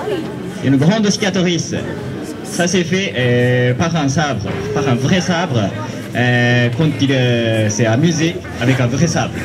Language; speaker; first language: French; non-native, fluent; Japanese